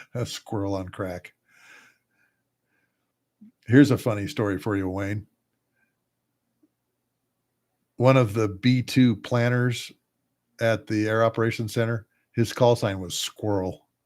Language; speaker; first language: English; native; English